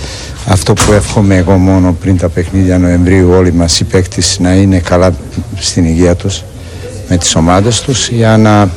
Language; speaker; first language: Greek; non-native, fluent; Serbian